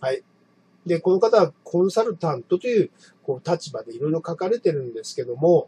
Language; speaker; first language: Japanese; native; Japanese